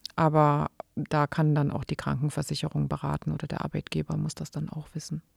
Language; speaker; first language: German; native; German